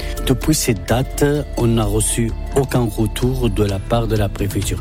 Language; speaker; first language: French; non-native, local second language; Arabic